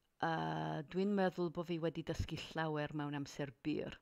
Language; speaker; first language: Welsh; non-native, learner; English